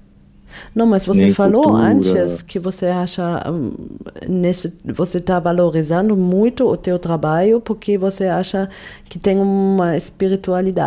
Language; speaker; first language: Portuguese; non-native, fluent; German